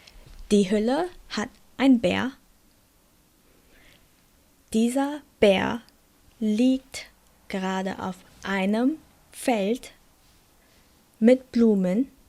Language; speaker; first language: German; non-native, fluent; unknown